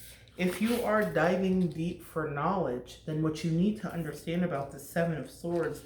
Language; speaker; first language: English; native; English